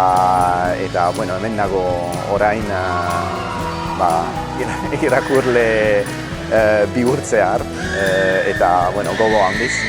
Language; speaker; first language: Basque; non-native, fluent; Italian